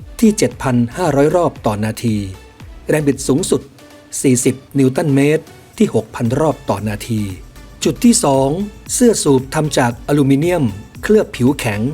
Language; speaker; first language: Thai; native; Thai